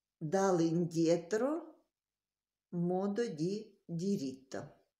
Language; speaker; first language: Italian; non-native, learner; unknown